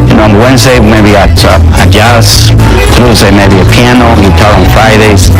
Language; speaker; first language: English; non-native, fluent; Spanish